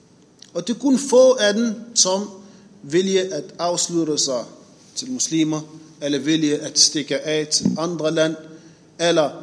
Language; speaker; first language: Danish; non-native, fluent; Arabic